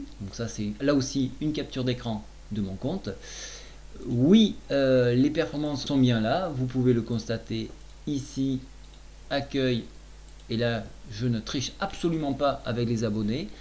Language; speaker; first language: French; native; French